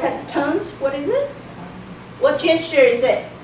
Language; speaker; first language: English; non-native, fluent; Chinese